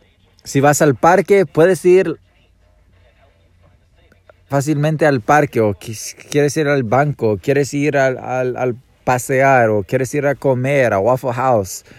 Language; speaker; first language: Spanish; non-native, fluent; English